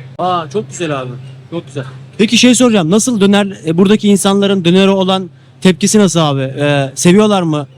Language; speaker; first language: Turkish; native; Turkish